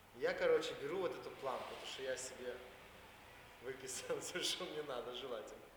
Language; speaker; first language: Russian; native; Russian